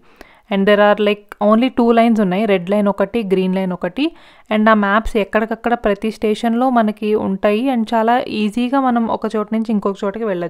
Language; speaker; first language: Telugu; native; Telugu